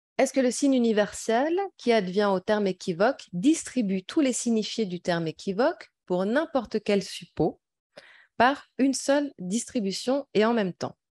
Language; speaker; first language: French; native; French